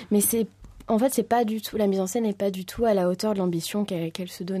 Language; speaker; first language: French; native; French